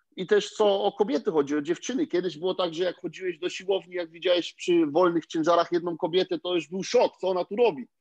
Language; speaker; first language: Polish; early bilingual, heritage; Polish